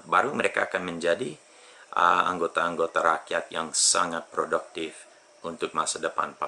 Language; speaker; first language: Indonesian; non-native, fluent; English